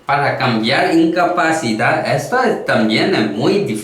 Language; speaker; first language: Spanish; non-native, learner; Korean